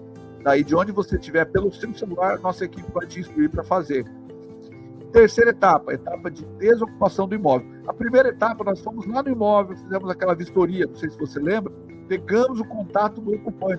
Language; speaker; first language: Portuguese; native; Portuguese